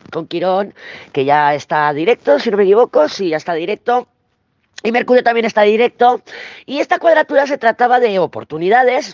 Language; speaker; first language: Spanish; native; Spanish